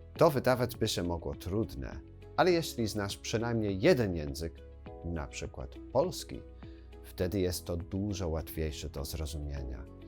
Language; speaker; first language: Polish; non-native, fluent; English